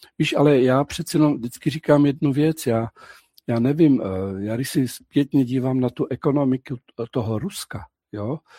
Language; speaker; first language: Czech; native; Czech